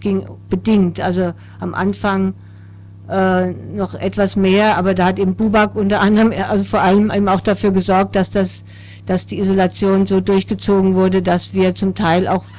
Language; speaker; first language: German; native; German